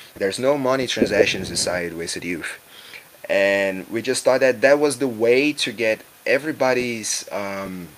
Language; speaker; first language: English; non-native, fluent; Portuguese